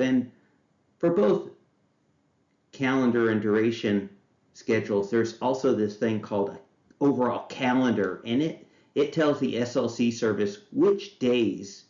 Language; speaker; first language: English; native; English